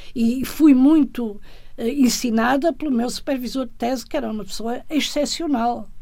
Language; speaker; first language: Portuguese; native; Portuguese